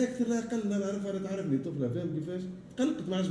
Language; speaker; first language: Arabic; native; Arabic